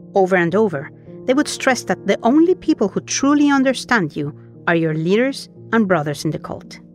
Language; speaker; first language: English; non-native, fluent; Spanish